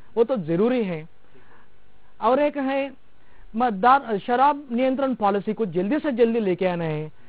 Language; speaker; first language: Hindi; non-native, local second language; Telugu